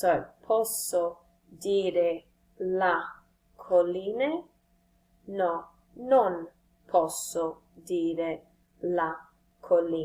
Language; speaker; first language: Italian; non-native, fluent; English